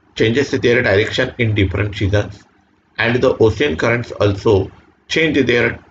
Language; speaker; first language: English; non-native, local second language; Marathi